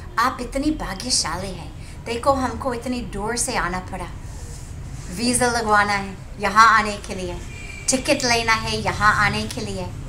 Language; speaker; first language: Hindi; non-native, fluent; English